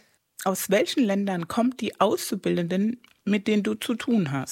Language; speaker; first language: German; non-native, fluent; Spanish